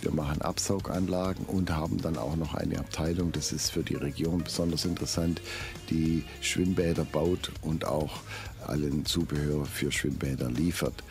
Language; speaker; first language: German; native; German